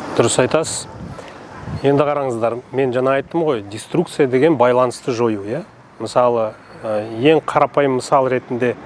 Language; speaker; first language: Kazakh; non-native, local second language; Russian